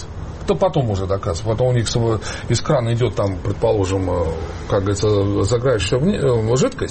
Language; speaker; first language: Russian; native; Russian